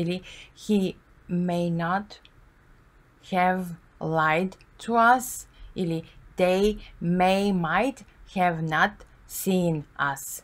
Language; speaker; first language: English; non-native, fluent; Bulgarian